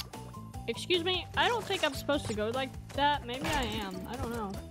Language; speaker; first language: English; native; English